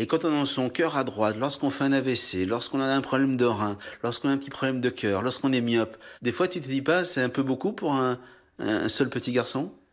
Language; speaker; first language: French; native; French